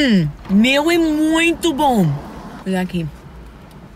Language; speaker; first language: Portuguese; non-native, learner; English